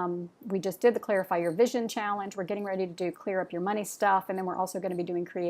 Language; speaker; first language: English; native; English